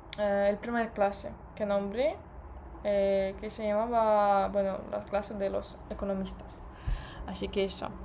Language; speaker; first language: Spanish; non-native, fluent; Russian